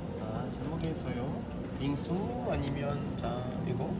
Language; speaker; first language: Korean; non-native, learner; French